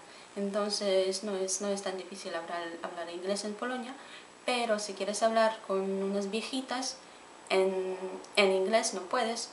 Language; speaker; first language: Spanish; non-native, fluent; Polish